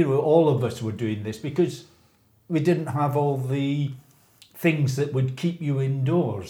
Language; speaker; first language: English; native; English